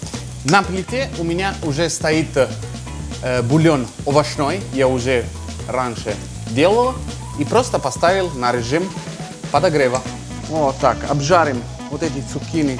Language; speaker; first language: Russian; non-native, fluent; Italian